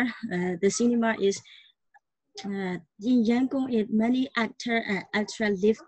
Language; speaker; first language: English; non-native, learner; Burmese